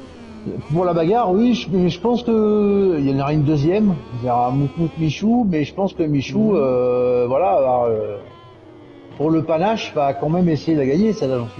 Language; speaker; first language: French; native; French